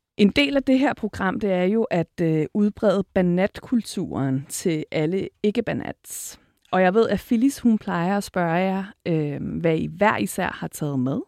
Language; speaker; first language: Danish; early bilingual, other home language; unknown